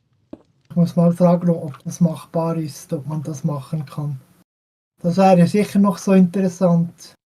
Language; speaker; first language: German; non-native, fluent; French